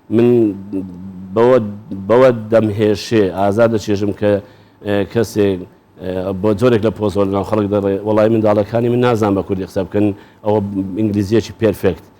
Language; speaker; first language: Central Kurdish; native; Central Kurdish